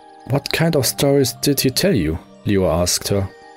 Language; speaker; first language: English; non-native, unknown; German